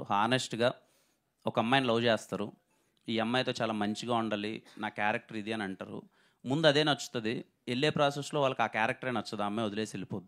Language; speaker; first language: Telugu; native; Telugu